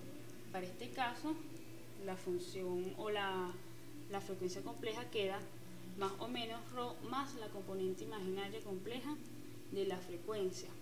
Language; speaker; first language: Spanish; native; Spanish